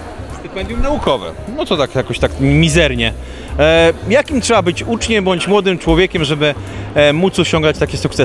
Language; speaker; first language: Polish; native; Polish